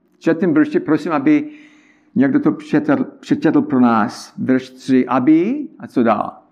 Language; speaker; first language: Czech; non-native, learner; English